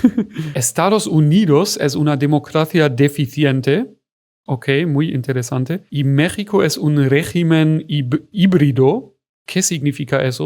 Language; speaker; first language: Spanish; non-native, fluent; German